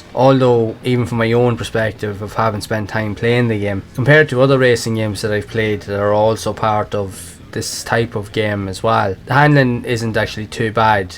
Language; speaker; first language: English; native; English